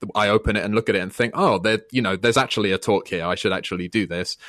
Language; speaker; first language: English; native; English